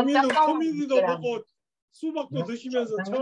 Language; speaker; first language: Korean; native; Korean